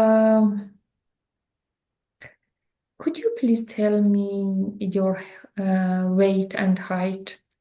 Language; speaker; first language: English; non-native, learner; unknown